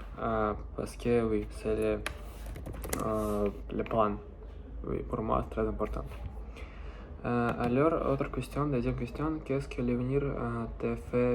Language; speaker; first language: French; non-native, learner; Russian